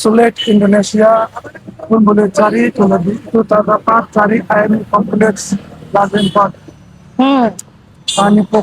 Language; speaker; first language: Indonesian; non-native, learner; Nepali